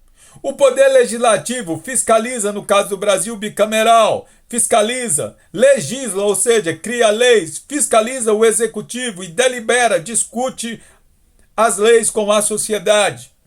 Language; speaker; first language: Portuguese; native; Portuguese